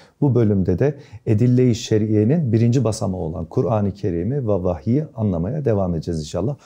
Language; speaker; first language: Turkish; native; Turkish